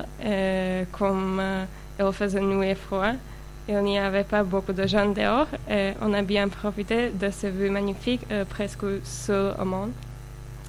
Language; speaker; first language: French; non-native, fluent; Slovak